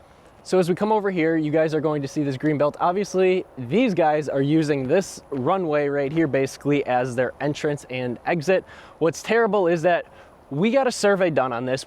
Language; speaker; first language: English; native; English